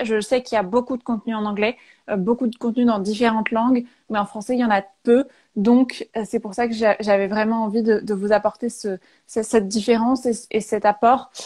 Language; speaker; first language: French; native; French